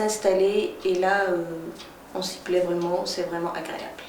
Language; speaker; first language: French; non-native, local second language; Arabic